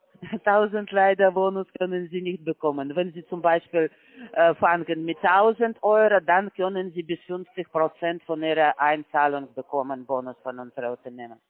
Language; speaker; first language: German; non-native, learner; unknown